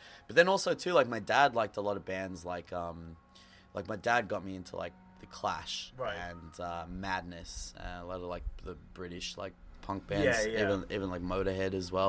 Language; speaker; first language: English; native; English